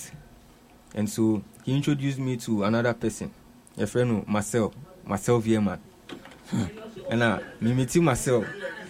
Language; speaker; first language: English; non-native, local second language; Akan